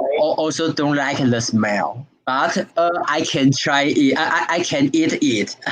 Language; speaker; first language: English; non-native, learner; Chinese